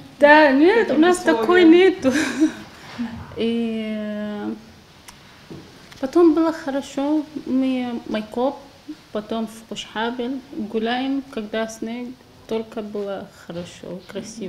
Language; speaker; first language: Russian; non-native, learner; Arabic